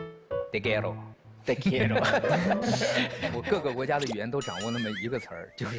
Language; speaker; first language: Chinese; native; Chinese